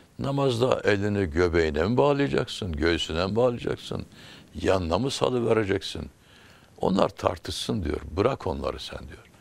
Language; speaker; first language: Turkish; native; Turkish